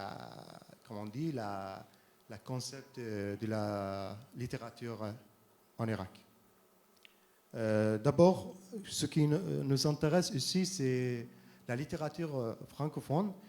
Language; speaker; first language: French; non-native, fluent; Arabic